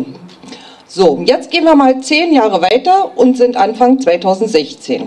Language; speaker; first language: German; native; German